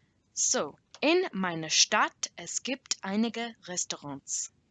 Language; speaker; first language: German; non-native, learner; English